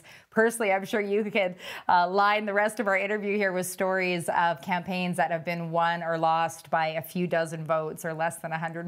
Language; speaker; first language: English; native; English